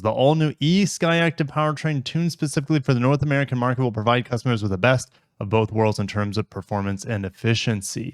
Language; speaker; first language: English; native; English